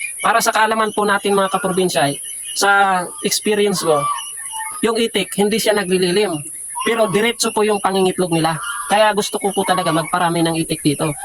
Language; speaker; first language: Filipino; non-native, local second language; Bikol